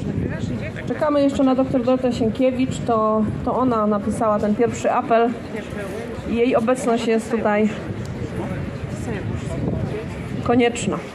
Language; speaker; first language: Polish; native; Polish